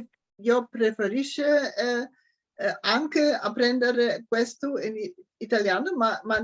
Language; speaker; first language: Italian; non-native, learner; German